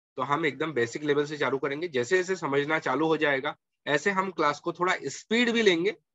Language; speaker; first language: Hindi; non-native, local second language; Marathi